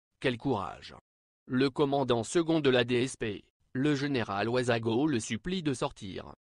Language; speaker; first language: French; non-native, local second language; Lingala